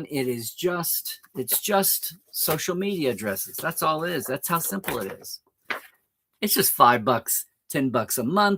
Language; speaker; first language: English; native; English